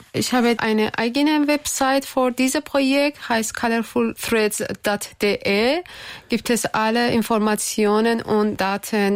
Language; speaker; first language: German; non-native, learner; Persian